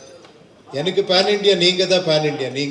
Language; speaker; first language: Tamil; non-native, learner; Kannada